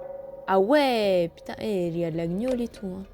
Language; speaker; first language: French; native; French